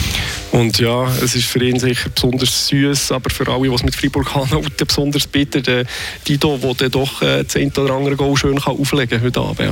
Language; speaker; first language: German; native; German